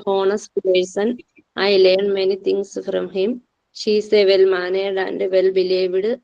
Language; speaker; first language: English; non-native, learner; Malayalam